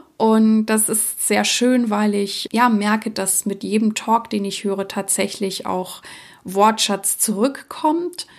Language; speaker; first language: German; early bilingual, other home language; Czech